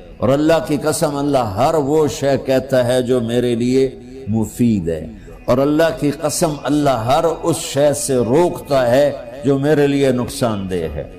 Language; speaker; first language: Urdu; non-native, local second language; Punjabi